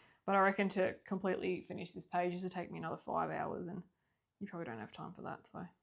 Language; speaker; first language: English; native; English